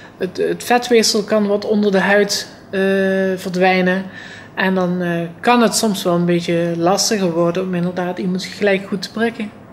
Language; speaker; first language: Dutch; native; Dutch